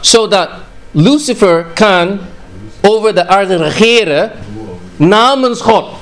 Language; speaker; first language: Dutch; non-native, fluent; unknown